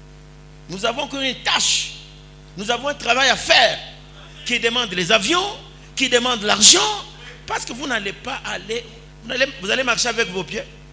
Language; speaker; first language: French; non-native, local second language; Lingala